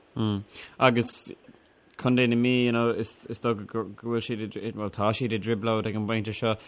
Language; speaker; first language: Irish; non-native, local second language; English